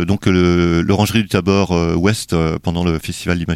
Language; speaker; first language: French; native; French